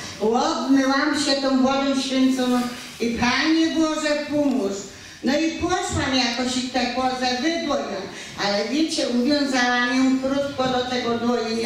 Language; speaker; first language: Polish; native; Polish